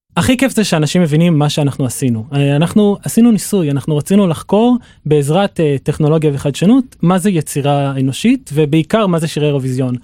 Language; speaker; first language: Hebrew; native; Hebrew